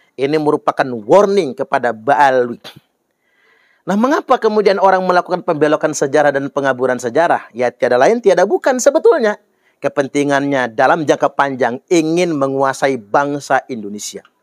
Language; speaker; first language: Indonesian; native; Indonesian